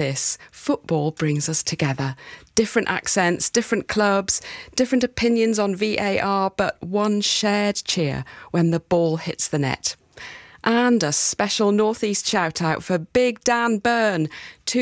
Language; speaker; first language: English; native; English